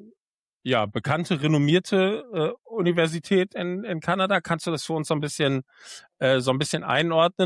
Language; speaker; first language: German; native; German